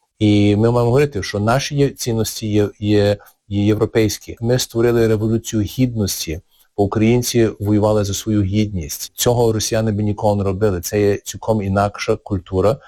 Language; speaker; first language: Ukrainian; early bilingual, heritage; Ukrainian